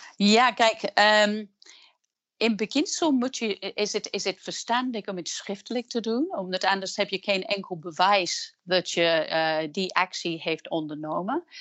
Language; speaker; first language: Dutch; non-native, fluent; English